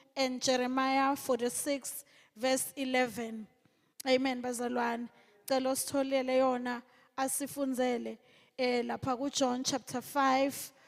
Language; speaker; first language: Zulu; non-native, local second language; Swati